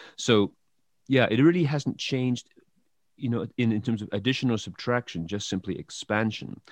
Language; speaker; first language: English; native; English